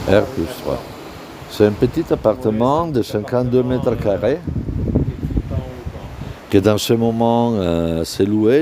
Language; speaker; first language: French; non-native, fluent; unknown